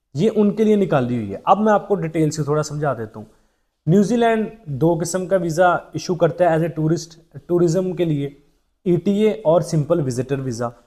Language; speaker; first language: Urdu; native; Urdu